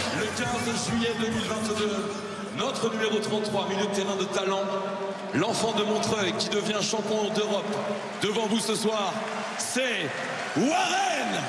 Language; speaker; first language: French; native; French